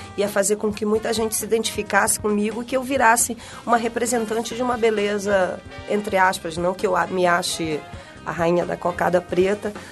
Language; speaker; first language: Portuguese; native; Portuguese